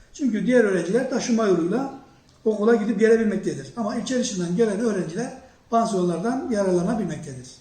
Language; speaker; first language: Turkish; native; Turkish